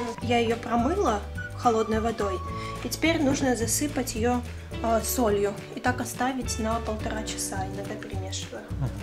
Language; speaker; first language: Russian; native; Russian